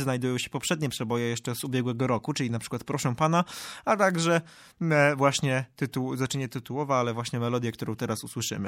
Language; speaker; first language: Polish; native; Polish